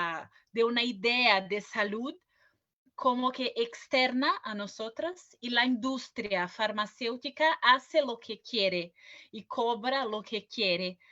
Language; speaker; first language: Spanish; non-native, fluent; Portuguese